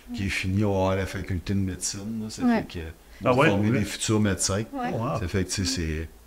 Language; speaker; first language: French; native; French